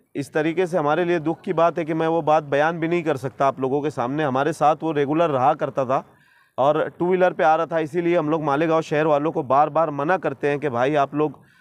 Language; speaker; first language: Hindi; non-native, local second language; Urdu